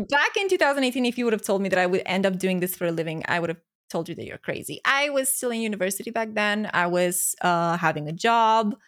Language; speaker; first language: English; non-native, fluent; Romanian